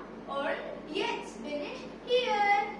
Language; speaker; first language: German; non-native, learner; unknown